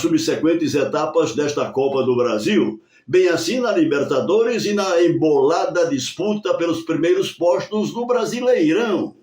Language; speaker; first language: Portuguese; native; Portuguese